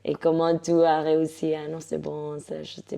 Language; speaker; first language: French; non-native, fluent; Spanish